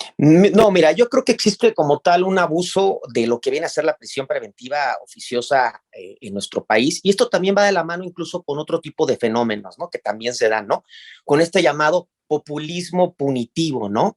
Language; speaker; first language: Spanish; native; Spanish